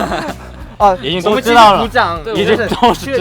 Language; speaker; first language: Chinese; non-native, learner; Korean